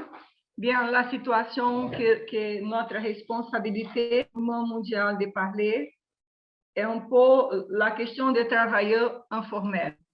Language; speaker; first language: French; non-native, learner; Portuguese